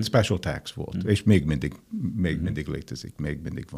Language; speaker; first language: Hungarian; non-native, fluent; English